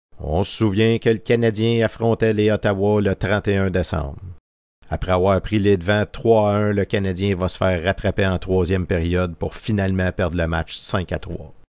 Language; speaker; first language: French; native; French